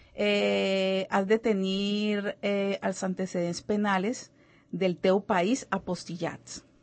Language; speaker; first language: Catalan; non-native, learner; Spanish